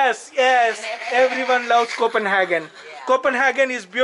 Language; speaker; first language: English; non-native, local second language; Telugu